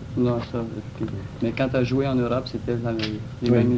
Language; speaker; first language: French; native; French